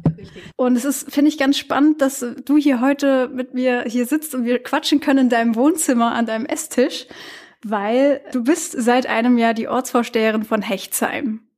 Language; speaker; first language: German; native; German